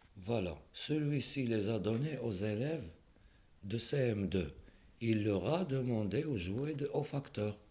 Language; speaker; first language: French; non-native, local second language; Arabic